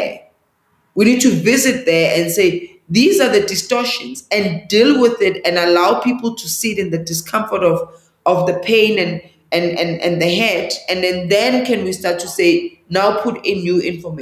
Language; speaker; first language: English; non-native, local second language; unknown